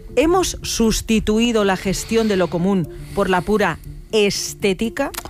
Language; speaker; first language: Spanish; native; Spanish